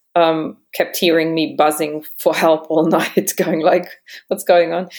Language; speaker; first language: English; non-native, fluent; German